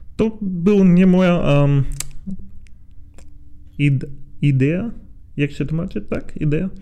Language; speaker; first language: Polish; non-native, learner; German